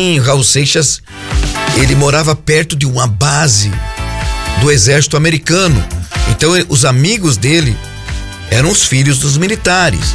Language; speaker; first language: Portuguese; native; Portuguese